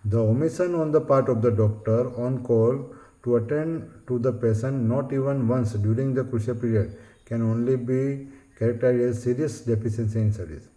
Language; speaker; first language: English; non-native, local second language; Gujarati